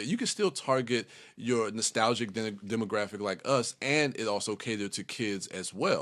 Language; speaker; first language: English; native; English